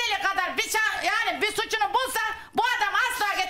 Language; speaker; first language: Turkish; native; Turkish